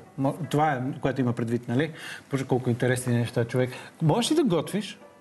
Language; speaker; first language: Bulgarian; native; Bulgarian